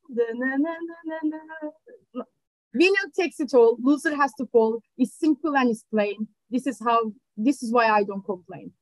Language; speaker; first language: English; non-native, fluent; Turkish